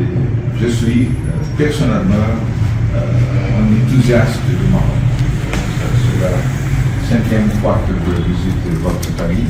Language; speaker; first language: French; non-native, learner; Portuguese